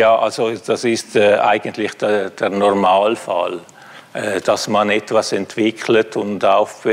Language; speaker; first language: German; non-native, fluent; Italian